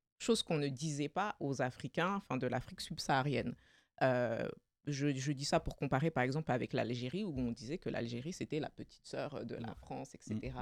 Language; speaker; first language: French; early bilingual, other home language; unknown